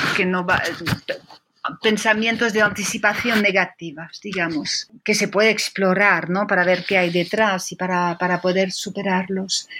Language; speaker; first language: Spanish; non-native, fluent; French